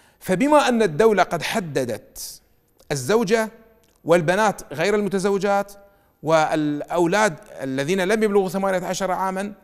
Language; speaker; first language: Arabic; native; Arabic